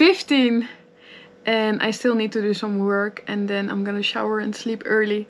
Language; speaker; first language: English; non-native, fluent; Dutch